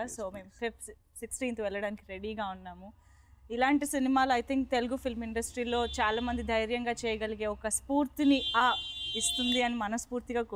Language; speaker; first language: Telugu; native; Telugu